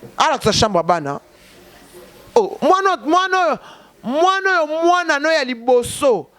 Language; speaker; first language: Lingala; native; Lingala